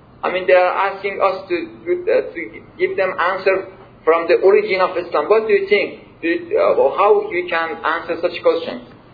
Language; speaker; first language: English; non-native, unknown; Persian